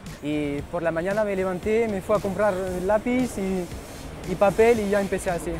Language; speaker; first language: Spanish; early bilingual, heritage; French